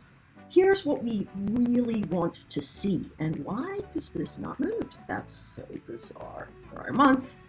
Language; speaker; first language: English; native; English